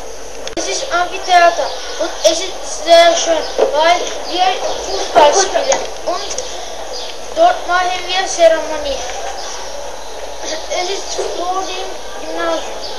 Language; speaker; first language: German; non-native, learner; Turkish